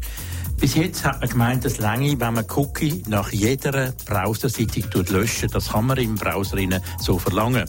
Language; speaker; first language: German; native; German